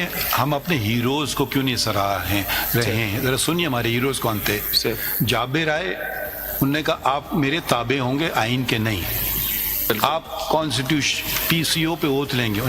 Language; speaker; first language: Urdu; native; Urdu